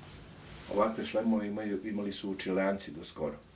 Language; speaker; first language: Bosnian; native; Bosnian